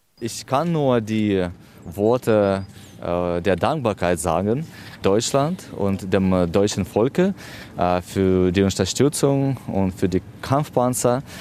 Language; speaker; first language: German; non-native, fluent; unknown